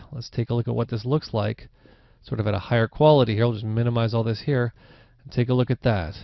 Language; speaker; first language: English; native; English